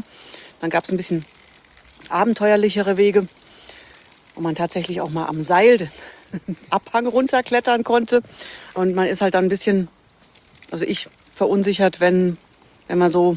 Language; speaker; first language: German; native; German